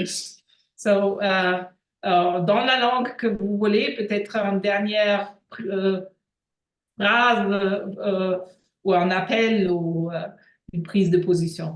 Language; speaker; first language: French; non-native, fluent; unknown